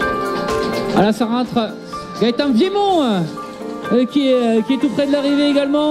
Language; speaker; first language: French; native; French